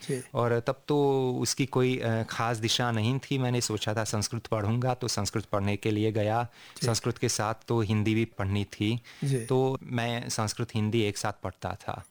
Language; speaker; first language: Hindi; non-native, fluent; Hungarian